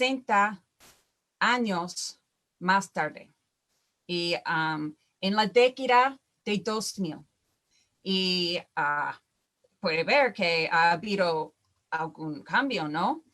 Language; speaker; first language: Spanish; non-native, fluent; English